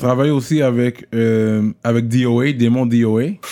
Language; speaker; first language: French; native; French